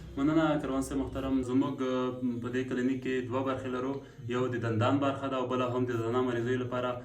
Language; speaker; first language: Pashto; native; Pashto